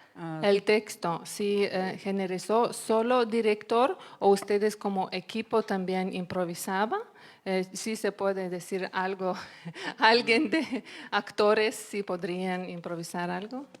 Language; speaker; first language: Spanish; non-native, learner; Lithuanian